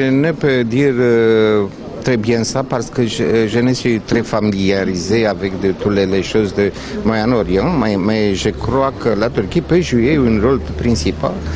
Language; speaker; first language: French; non-native, fluent; Romanian